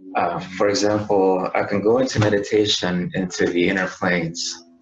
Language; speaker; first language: English; native; English